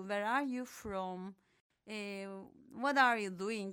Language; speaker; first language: English; non-native, fluent; Turkish